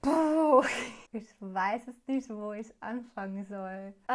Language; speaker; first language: German; non-native, learner; English